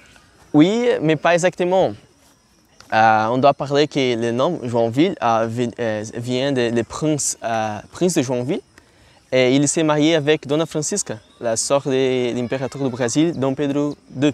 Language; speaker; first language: French; non-native, learner; Portuguese